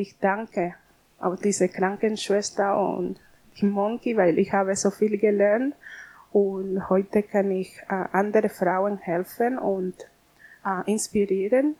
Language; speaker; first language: German; non-native, learner; Spanish